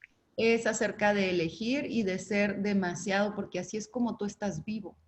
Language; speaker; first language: Spanish; native; Spanish